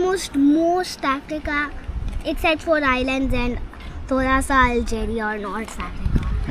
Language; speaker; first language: Hindi; early bilingual, heritage; Urdu